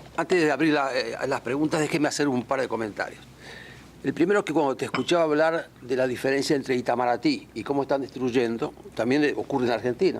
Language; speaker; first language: Spanish; native; Spanish